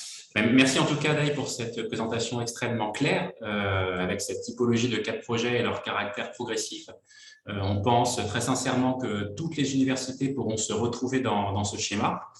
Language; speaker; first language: French; native; French